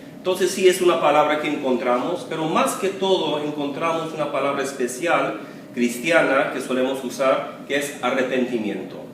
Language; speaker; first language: Spanish; early bilingual, other home language; English